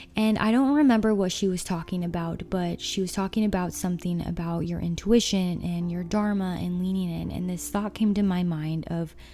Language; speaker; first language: English; native; English